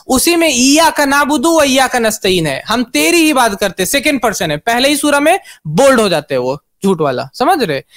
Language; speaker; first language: Hindi; native; Hindi